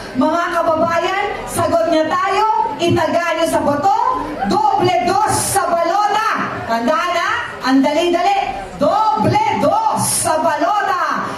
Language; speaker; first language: Filipino; native; Filipino